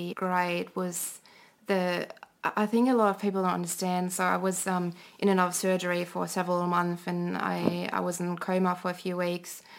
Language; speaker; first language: English; non-native, fluent; German